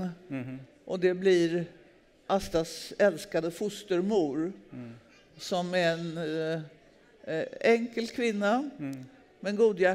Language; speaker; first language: Swedish; native; Swedish